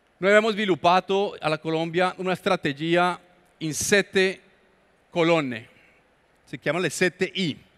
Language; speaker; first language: Italian; non-native, learner; Spanish